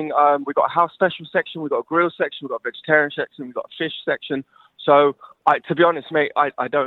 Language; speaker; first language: English; native; English